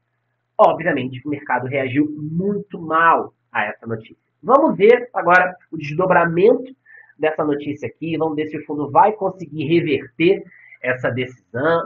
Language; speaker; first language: Portuguese; native; Portuguese